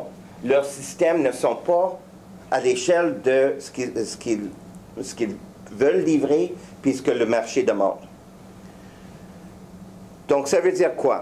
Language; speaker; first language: French; native; French